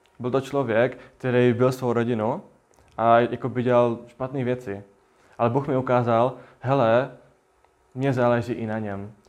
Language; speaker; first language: Czech; native; Czech